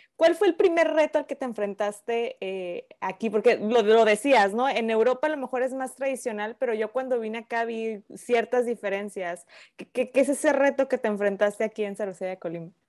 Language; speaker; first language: Spanish; native; Spanish